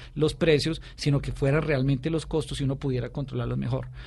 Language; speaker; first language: Spanish; native; Spanish